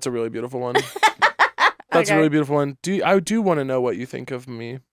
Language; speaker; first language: English; native; English